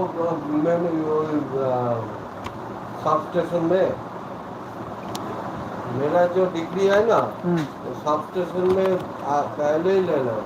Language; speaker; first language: Hindi; non-native, local second language; Santali